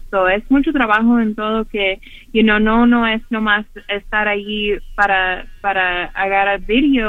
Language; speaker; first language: Spanish; early bilingual, heritage; Spanish